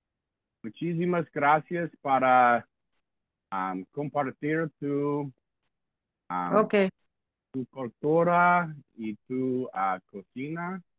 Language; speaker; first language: Spanish; non-native, learner; English